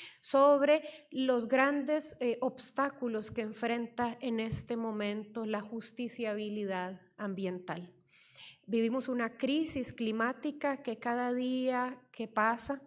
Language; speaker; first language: Spanish; native; Spanish